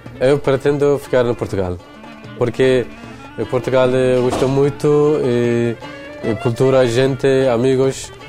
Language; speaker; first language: Portuguese; non-native, fluent; Turkish